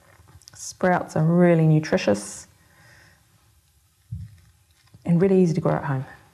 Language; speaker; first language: English; native; English